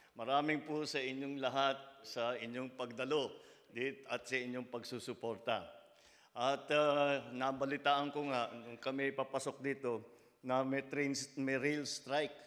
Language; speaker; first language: Filipino; native; Filipino